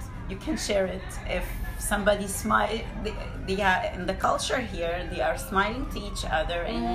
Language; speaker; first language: English; non-native, fluent; Arabic